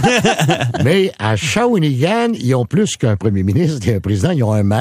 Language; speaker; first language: French; native; French